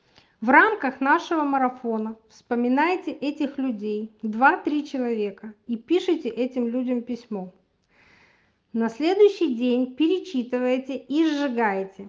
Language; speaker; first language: Russian; native; Russian